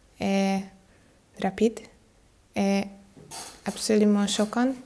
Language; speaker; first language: French; non-native, learner; Hungarian